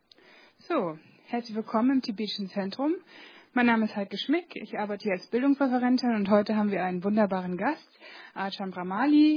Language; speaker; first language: German; native; German